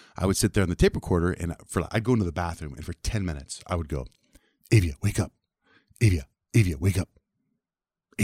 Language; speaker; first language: English; early bilingual, other home language; Spanish